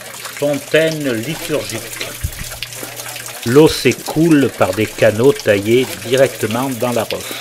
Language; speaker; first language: French; native; French